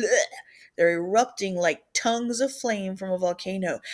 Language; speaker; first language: English; native; English